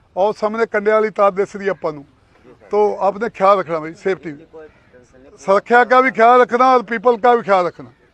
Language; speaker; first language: Hindi; non-native, local second language; Punjabi